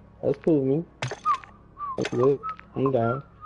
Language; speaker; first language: English; early bilingual, other home language; Spanish